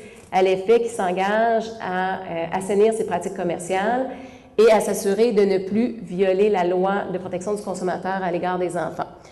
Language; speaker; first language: French; native; French